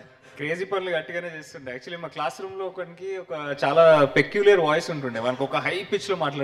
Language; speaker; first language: Telugu; native; Telugu